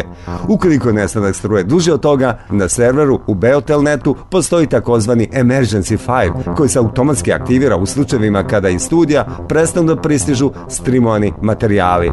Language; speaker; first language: Serbian; native; Serbian